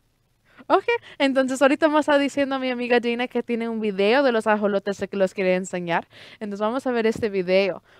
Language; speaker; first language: Spanish; early bilingual, heritage; Spanish